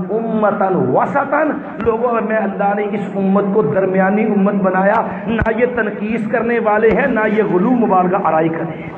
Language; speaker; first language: Urdu; non-native, local second language; Punjabi